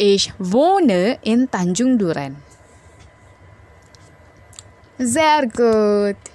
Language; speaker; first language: German; non-native, learner; Indonesian